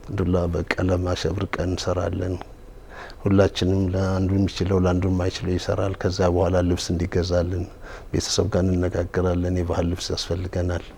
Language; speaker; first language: Amharic; native; Amharic